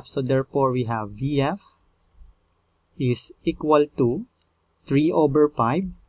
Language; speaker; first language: English; non-native, local second language; Filipino